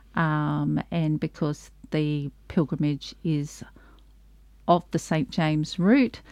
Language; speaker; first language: English; native; English